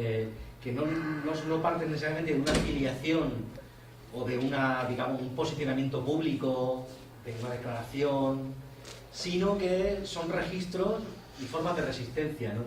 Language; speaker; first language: Spanish; native; Spanish